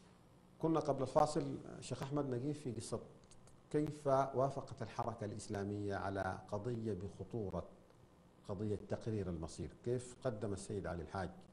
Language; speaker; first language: Arabic; native; Arabic